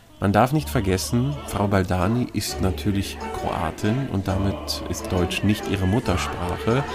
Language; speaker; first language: German; native; German